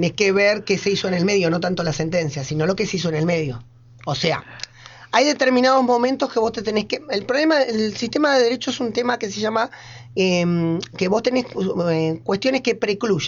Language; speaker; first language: Spanish; native; Spanish